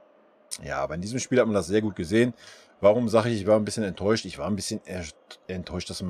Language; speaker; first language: German; native; German